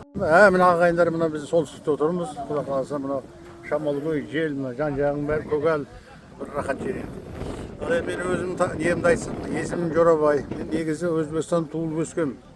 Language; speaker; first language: Kazakh; early bilingual, heritage; Kazakh